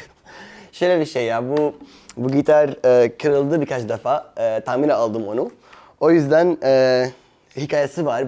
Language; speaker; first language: Turkish; non-native, fluent; Arabic